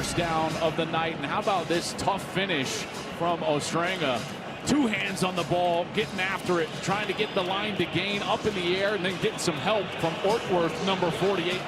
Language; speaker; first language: English; native; English